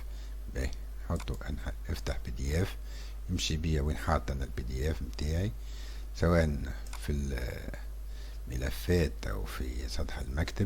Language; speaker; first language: Arabic; native; Arabic